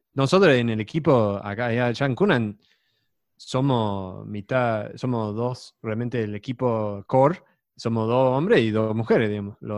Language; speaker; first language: Spanish; non-native, fluent; English